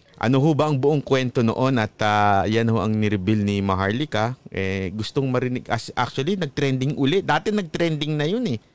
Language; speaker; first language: Filipino; native; Filipino